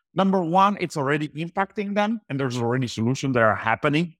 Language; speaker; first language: English; non-native, fluent; Italian